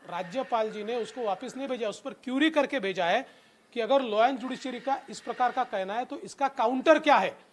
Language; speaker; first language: Hindi; non-native, local second language; Marathi